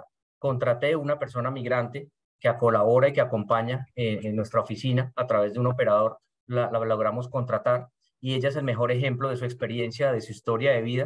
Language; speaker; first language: Spanish; native; Spanish